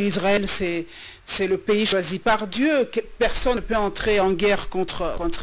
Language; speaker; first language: French; non-native, local second language; Lingala